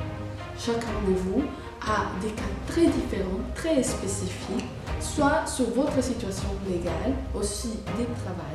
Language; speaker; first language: French; non-native, fluent; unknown